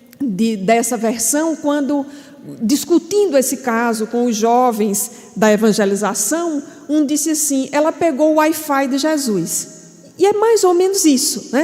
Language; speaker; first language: Portuguese; native; Portuguese